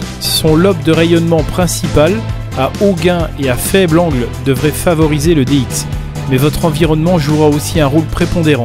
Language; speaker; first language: French; native; French